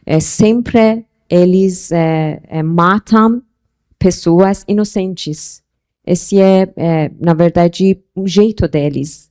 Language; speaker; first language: Portuguese; non-native, local second language; Persian